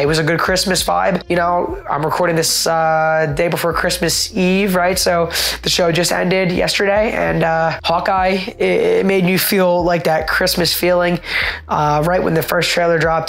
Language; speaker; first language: English; native; English